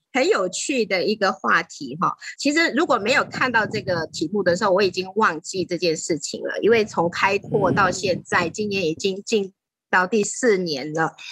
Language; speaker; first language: Chinese; native; Chinese